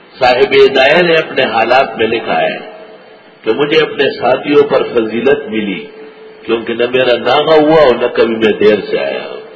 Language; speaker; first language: Urdu; non-native, local second language; Pashto